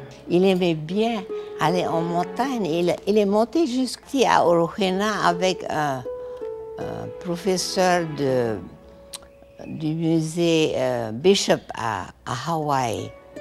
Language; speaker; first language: French; early bilingual, heritage; French